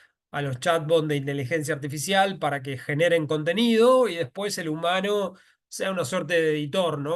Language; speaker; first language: Spanish; native; Spanish